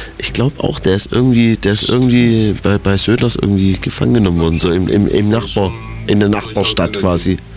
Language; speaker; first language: German; native; German